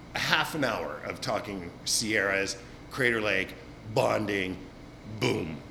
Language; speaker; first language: English; native; English